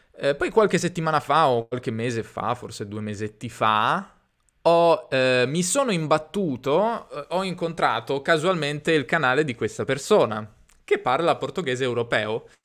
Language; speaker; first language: Italian; native; Italian